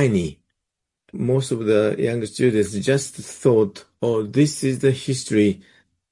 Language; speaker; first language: English; non-native, fluent; Japanese